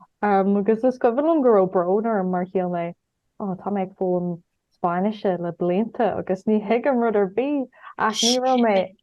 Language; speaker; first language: Irish; non-native, local second language; English